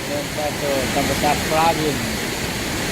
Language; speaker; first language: English; non-native, learner; Lao